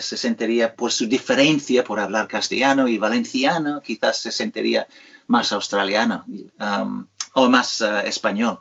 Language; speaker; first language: Spanish; non-native, fluent; English